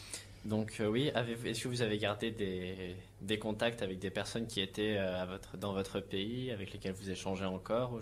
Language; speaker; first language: French; native; French